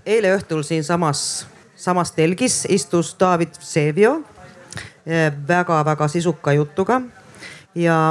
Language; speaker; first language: Estonian; non-native, fluent; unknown